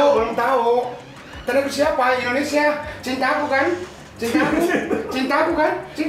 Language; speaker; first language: Indonesian; non-native, learner; Japanese